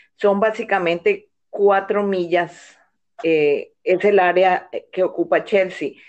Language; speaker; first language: Spanish; native; Spanish